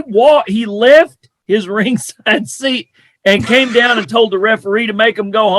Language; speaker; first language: English; native; English